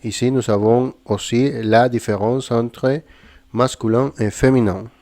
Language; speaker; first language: French; non-native, fluent; Spanish